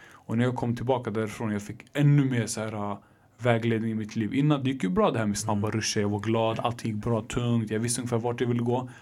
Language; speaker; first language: Swedish; early bilingual, other home language; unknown